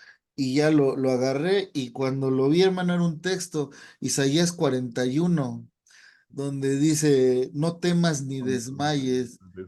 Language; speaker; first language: Spanish; native; Spanish